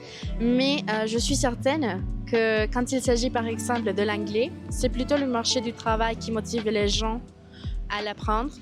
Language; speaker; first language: French; non-native, fluent; Spanish